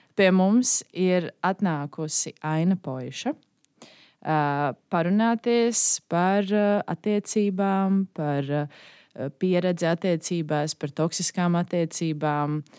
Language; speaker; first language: Latvian; native; Latvian